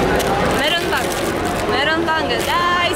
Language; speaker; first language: Japanese; non-native, learner; Russian